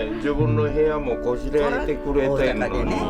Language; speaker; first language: Japanese; native; Japanese